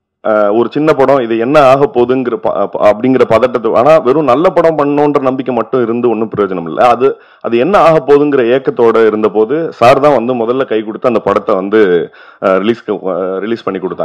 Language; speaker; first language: Tamil; native; Tamil